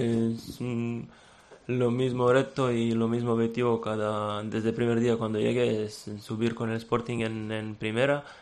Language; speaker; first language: Spanish; non-native, fluent; Serbian